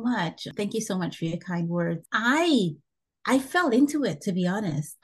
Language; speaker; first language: English; non-native, local second language; Bini